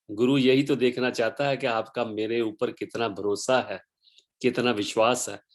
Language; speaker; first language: Hindi; non-native, local second language; Punjabi